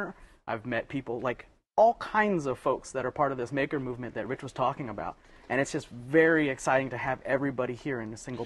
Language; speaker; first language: English; native; English